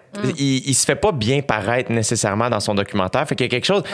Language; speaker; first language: French; native; French